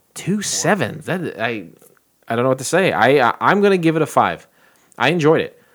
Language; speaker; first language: English; native; English